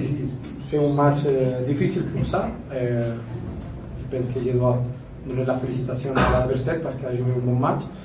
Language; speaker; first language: French; non-native, learner; Spanish